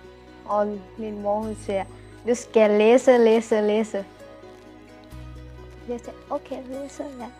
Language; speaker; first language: Danish; non-native, learner; Thai